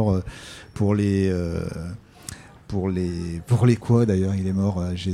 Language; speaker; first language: French; native; French